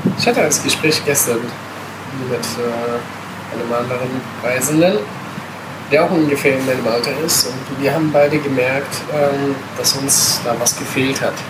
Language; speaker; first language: German; non-native, fluent; Italian